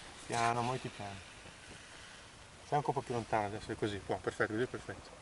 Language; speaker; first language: Italian; native; Italian